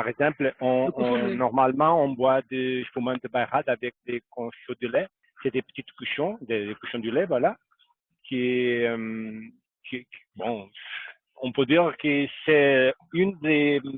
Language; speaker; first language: French; non-native, fluent; Portuguese